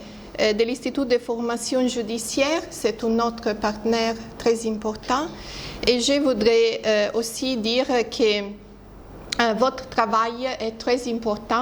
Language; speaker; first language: French; non-native, fluent; Italian